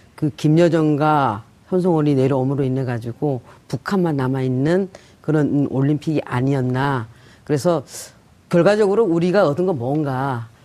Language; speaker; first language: Korean; native; Korean